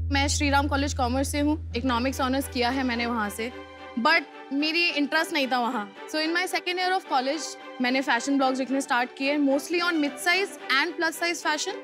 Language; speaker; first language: Hindi; native; Hindi